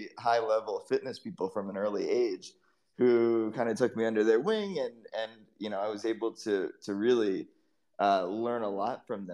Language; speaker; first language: English; native; English